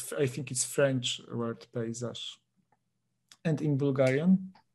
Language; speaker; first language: English; non-native, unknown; Polish